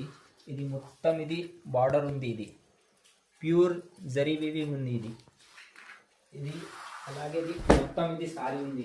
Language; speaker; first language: Telugu; non-native, local second language; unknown